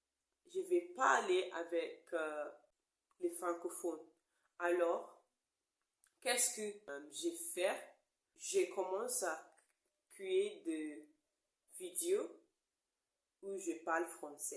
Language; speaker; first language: French; non-native, learner; English